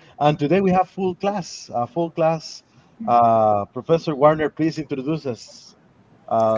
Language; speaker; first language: English; non-native, fluent; Spanish